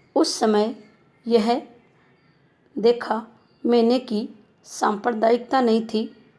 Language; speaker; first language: Hindi; native; Hindi